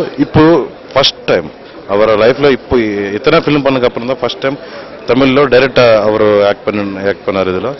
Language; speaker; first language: Tamil; non-native, fluent; Telugu